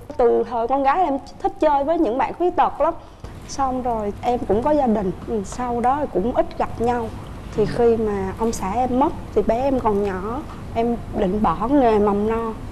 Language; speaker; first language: Vietnamese; native; Vietnamese